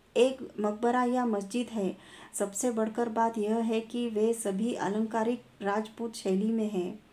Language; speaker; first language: Hindi; non-native, local second language; Marathi